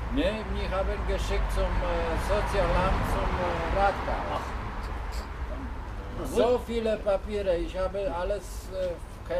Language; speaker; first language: German; non-native, learner; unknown